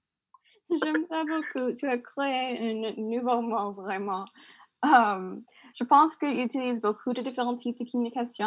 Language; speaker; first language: French; non-native, learner; English